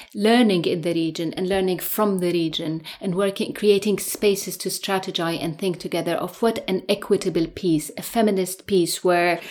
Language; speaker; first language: English; non-native, fluent; Arabic